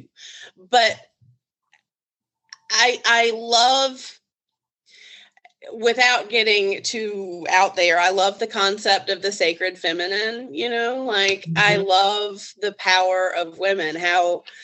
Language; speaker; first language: English; native; English